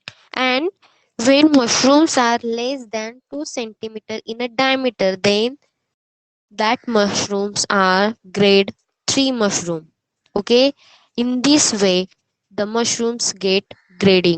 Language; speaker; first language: English; non-native, local second language; Hindi